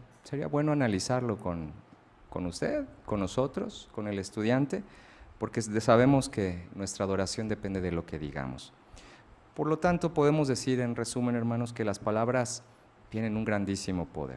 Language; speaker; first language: Spanish; native; Spanish